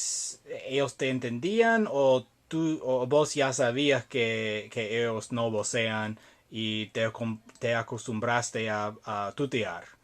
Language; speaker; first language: Spanish; non-native, fluent; English